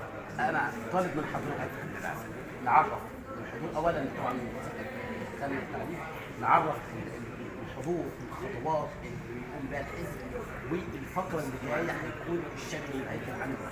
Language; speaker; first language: Arabic; native; Arabic